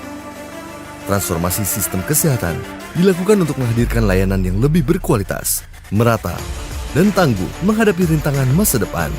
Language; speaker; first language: Indonesian; native; Indonesian